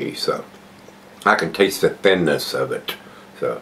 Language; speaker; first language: English; native; English